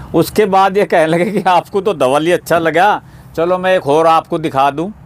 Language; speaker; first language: Hindi; native; Hindi